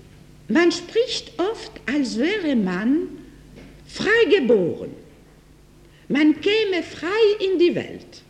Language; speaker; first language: German; non-native, fluent; French